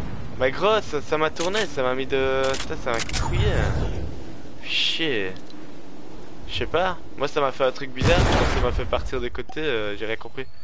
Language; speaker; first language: French; native; French